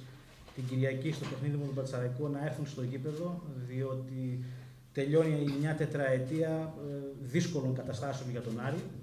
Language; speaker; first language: Greek; native; Greek